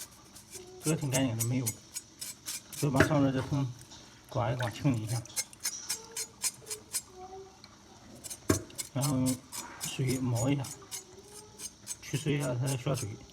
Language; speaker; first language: Chinese; native; Chinese